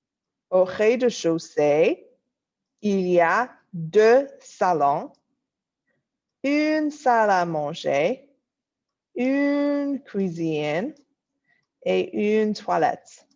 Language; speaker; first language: French; non-native, fluent; English